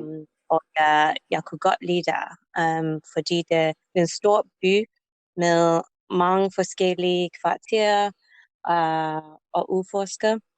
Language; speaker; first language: Danish; non-native, learner; English